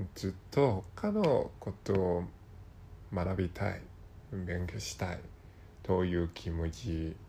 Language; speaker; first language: Japanese; non-native, learner; Cantonese